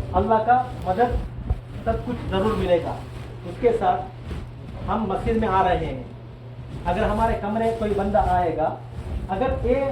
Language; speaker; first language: Hindi; non-native, local second language; Tamil